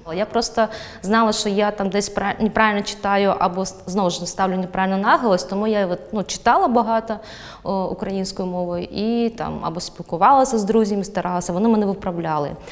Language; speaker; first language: Ukrainian; non-native, fluent; Kazakh